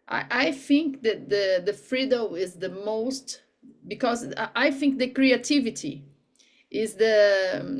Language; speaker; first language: English; non-native, learner; Portuguese